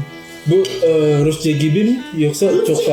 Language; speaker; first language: Turkish; non-native, fluent; Indonesian